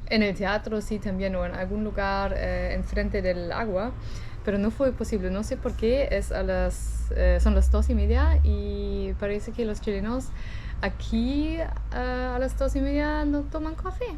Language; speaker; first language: Spanish; non-native, fluent; German